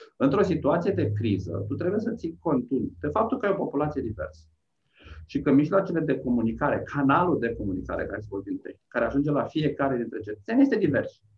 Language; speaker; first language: Romanian; native; Romanian